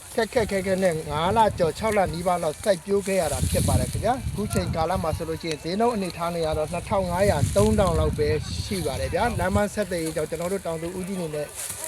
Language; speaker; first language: Burmese; native; Burmese